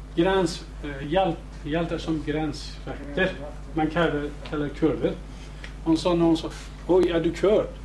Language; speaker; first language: Swedish; non-native, fluent; Kurdish